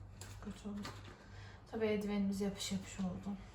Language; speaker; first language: Turkish; native; Turkish